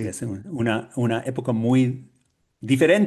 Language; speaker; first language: Spanish; non-native, learner; English